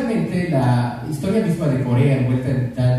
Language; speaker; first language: Spanish; native; Spanish